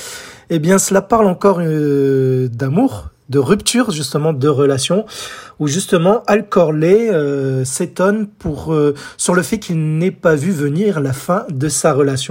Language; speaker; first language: French; native; French